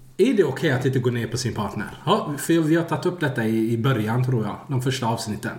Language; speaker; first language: Swedish; early bilingual, other home language; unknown